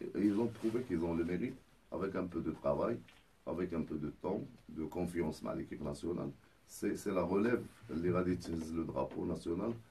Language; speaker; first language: French; non-native, local second language; Arabic